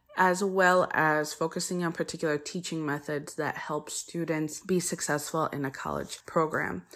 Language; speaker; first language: English; early bilingual, other home language; Polish